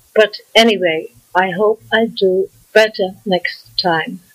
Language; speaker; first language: English; non-native, fluent; German